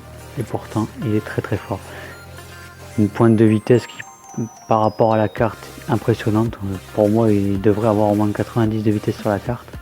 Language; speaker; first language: French; native; French